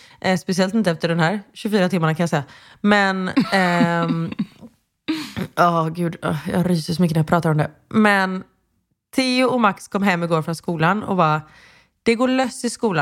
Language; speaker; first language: Swedish; native; Swedish